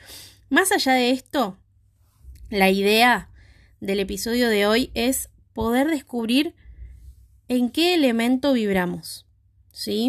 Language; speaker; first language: Spanish; native; Spanish